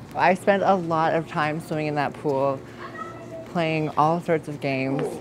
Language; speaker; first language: English; early bilingual, other home language; Japanese